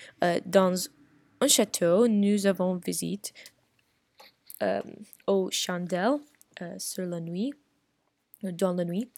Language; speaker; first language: French; non-native, learner; English